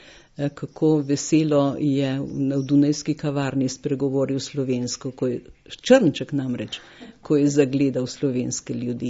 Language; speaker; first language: Slovenian; native; Slovenian